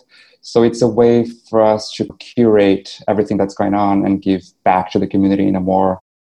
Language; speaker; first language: English; non-native, fluent; Portuguese